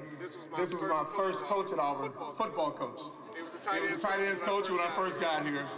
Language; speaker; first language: English; native; English